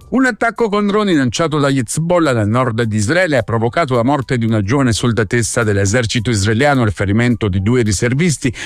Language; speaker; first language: Italian; native; Italian